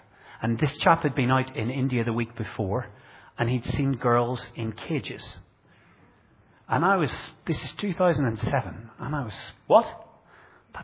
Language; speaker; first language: English; native; English